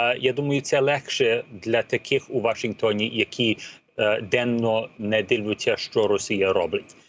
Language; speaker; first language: Ukrainian; early bilingual, heritage; Ukrainian